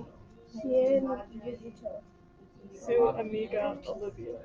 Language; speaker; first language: Spanish; non-native, learner; English